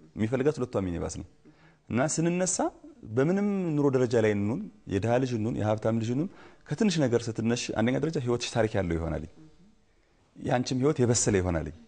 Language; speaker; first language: Amharic; native; Amharic